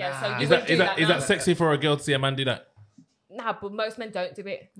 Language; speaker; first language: English; native; English